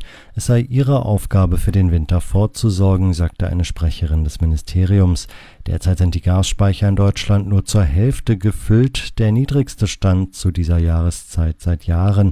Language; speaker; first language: German; native; German